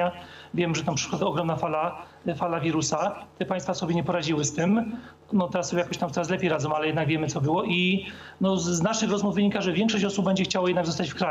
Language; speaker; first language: Polish; native; Polish